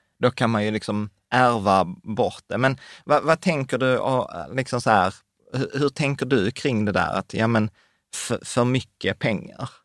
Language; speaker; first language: Swedish; native; Swedish